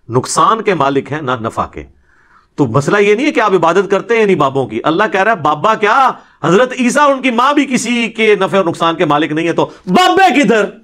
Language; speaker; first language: Urdu; non-native, local second language; Punjabi